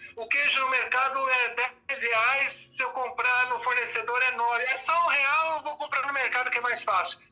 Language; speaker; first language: Portuguese; native; Portuguese